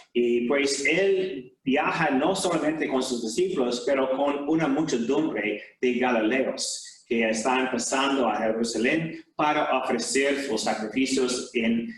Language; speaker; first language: Spanish; non-native, fluent; English